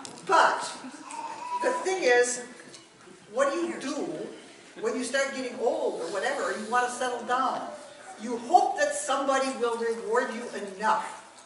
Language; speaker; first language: English; native; English